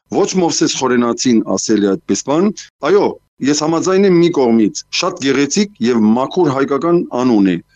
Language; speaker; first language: Armenian; early bilingual, heritage; Armenian